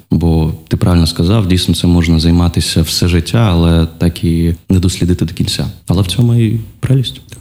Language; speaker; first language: Ukrainian; non-native, local second language; Russian